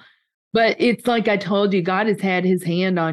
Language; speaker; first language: English; native; English